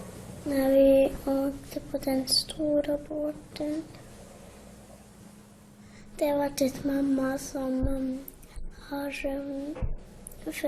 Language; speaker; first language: Swedish; non-native, learner; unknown